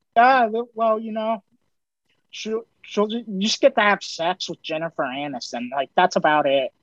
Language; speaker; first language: English; native; English